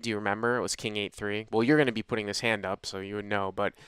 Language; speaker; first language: English; native; English